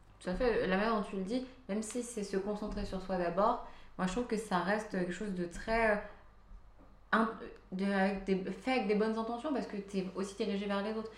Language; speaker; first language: French; early bilingual, other home language; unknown